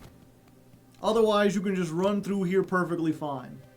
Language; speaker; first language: English; native; English